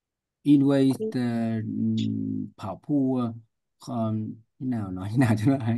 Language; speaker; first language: Chinese; non-native, learner; Vietnamese